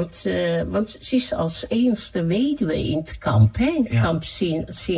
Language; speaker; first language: Dutch; early bilingual, other home language; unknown